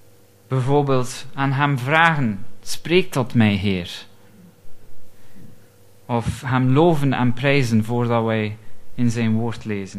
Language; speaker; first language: Dutch; non-native, fluent; English